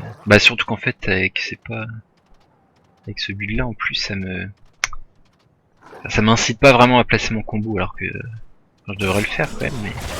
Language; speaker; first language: French; native; French